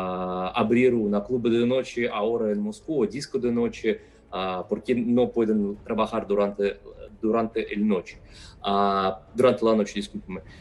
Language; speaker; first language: Spanish; non-native, fluent; Russian